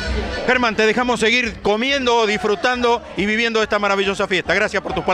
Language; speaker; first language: Spanish; native; Spanish